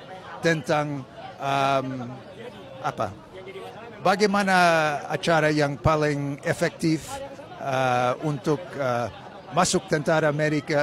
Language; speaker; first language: Indonesian; non-native, fluent; English